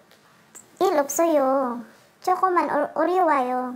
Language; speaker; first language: Korean; non-native, learner; Filipino